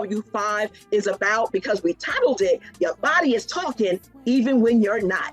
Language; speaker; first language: English; native; English